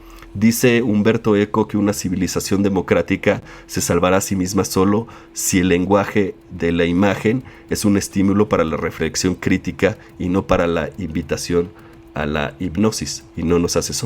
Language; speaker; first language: Spanish; native; Spanish